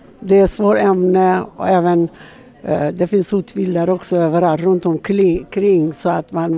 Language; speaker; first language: Swedish; non-native, fluent; Persian